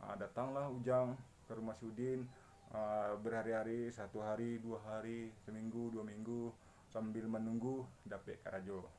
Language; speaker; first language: Malay; non-native, local second language; Minangkabau